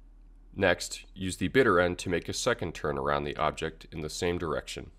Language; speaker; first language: English; native; English